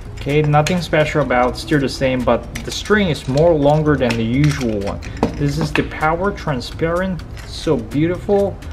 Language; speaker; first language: English; non-native, local second language; Chinese